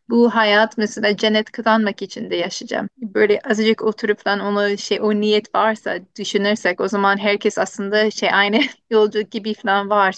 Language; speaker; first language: Turkish; non-native, fluent; English